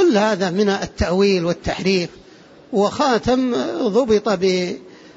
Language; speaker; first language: Arabic; native; Arabic